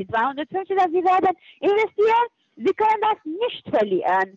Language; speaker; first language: German; non-native, fluent; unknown